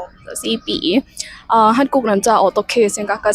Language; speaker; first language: Korean; non-native, learner; Lao